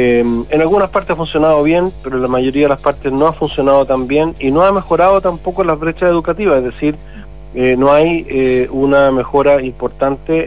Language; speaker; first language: Spanish; native; Spanish